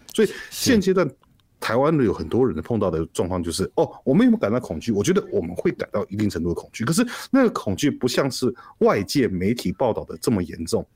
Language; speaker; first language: Chinese; native; Chinese